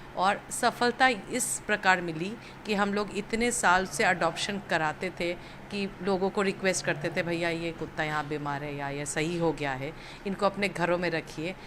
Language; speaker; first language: Hindi; native; Hindi